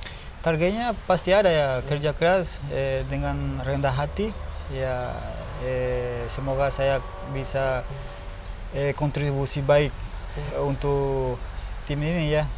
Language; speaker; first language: Indonesian; non-native, learner; Spanish